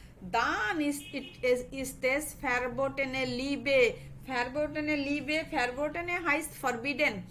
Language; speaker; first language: German; non-native, learner; Bangla